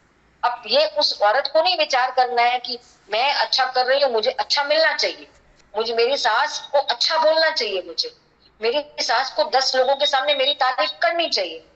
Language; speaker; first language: Hindi; native; Hindi